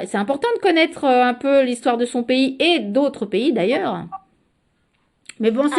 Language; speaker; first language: French; native; French